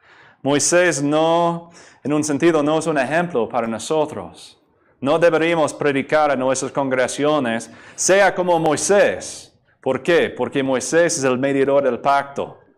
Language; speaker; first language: Spanish; non-native, fluent; English